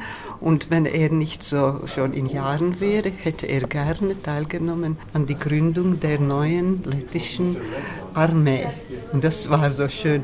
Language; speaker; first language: German; non-native, fluent; Latvian